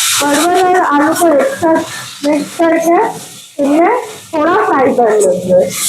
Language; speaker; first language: Hindi; non-native, local second language; Bangla